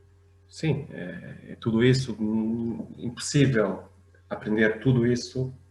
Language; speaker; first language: Portuguese; non-native, fluent; French